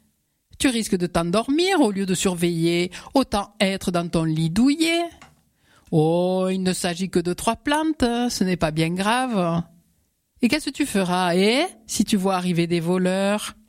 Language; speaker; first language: French; native; French